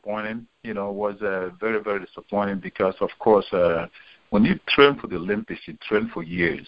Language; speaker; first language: English; non-native, local second language; Igbo